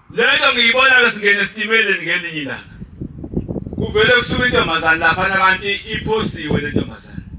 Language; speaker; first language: Zulu; native; Zulu